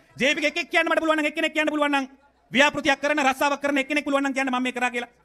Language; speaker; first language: Sinhala; native; Sinhala